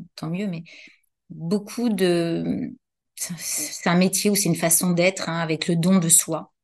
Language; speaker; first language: French; native; French